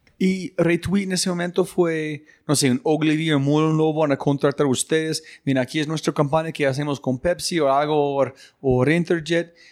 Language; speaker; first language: Spanish; non-native, fluent; English